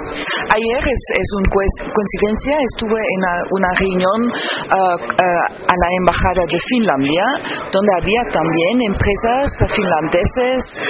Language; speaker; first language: Spanish; non-native, fluent; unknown